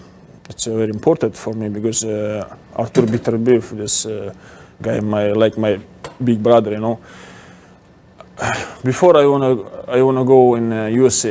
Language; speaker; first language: English; non-native, learner; Russian